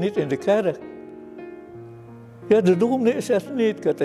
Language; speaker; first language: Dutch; non-native, fluent; Indonesian